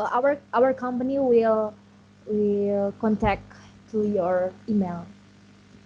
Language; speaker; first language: English; non-native, learner; Indonesian